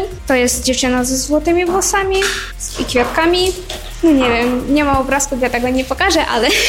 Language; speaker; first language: Polish; non-native, fluent; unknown